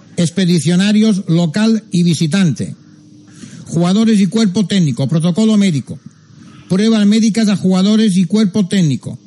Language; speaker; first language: Spanish; non-native, local second language; Catalan